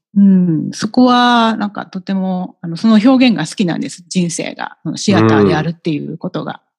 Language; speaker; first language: Japanese; native; Japanese